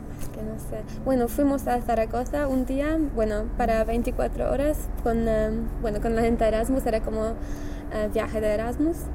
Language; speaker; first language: Spanish; non-native, learner; Polish